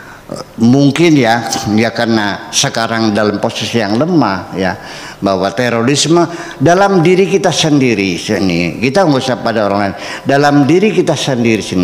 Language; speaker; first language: Indonesian; native; Indonesian